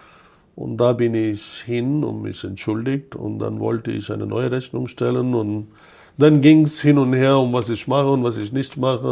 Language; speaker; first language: German; non-native, fluent; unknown